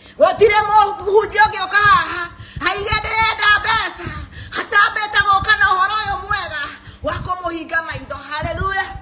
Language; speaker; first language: Kikuyu; native; Kikuyu